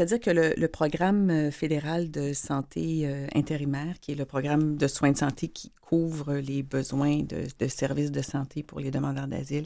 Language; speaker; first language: French; native; French